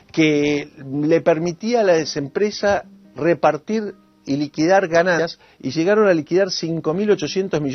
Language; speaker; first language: Spanish; native; Spanish